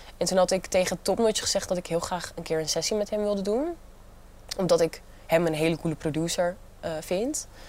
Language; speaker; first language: Dutch; native; Dutch